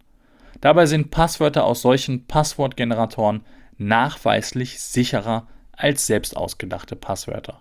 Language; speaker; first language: German; native; German